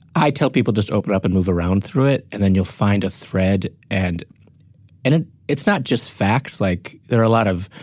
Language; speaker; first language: English; native; English